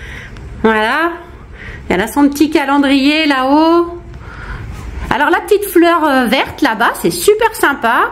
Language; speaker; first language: French; native; French